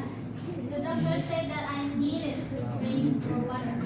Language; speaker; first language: English; non-native, fluent; Indonesian